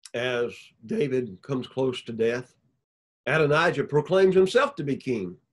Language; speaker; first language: English; native; English